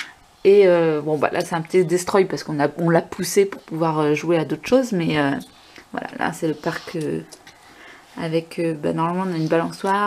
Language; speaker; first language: French; native; French